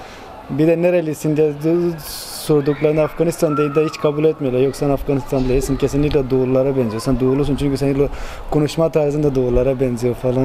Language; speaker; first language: Turkish; non-native, fluent; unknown